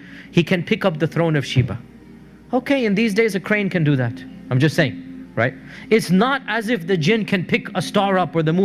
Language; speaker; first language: English; native; English